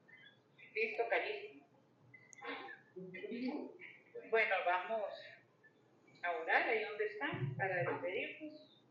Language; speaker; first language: Spanish; native; Spanish